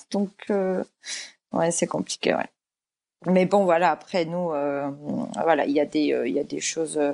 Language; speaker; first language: French; early bilingual, other home language; Georgian